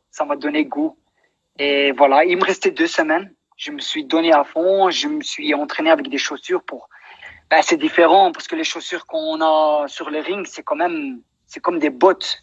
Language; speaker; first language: French; non-native, local second language; Dutch